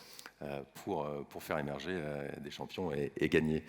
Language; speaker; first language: French; native; French